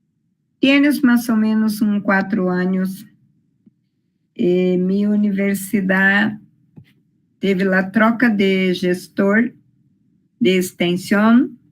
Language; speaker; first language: Spanish; non-native, learner; Portuguese